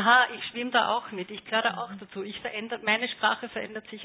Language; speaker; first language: German; native; German